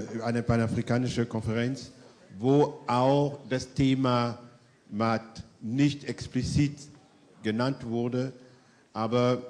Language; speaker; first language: German; non-native, fluent; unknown